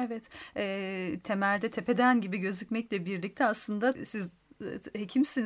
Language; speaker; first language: Turkish; native; Turkish